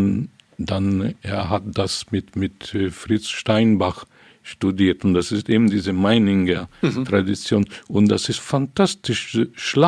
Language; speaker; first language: German; non-native, fluent; Hungarian